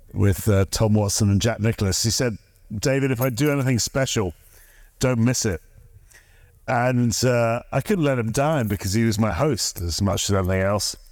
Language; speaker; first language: English; native; English